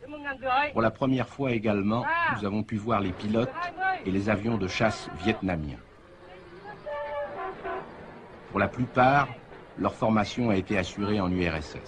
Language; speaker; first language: French; native; French